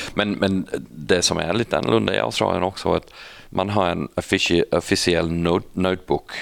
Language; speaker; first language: Swedish; non-native, fluent; English